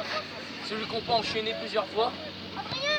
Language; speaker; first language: French; native; French